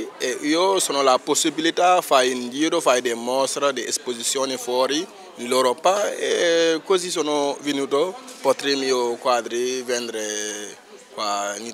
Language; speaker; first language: Italian; non-native, learner; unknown